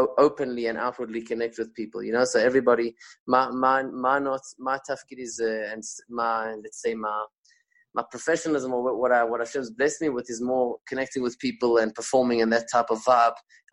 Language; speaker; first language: English; non-native, local second language; Spanish